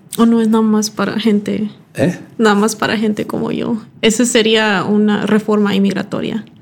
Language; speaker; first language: Spanish; early bilingual, heritage; Spanish